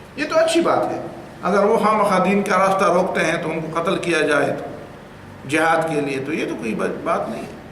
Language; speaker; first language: Urdu; non-native, local second language; Pashto